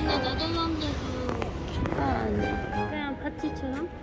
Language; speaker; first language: Korean; non-native, learner; Dutch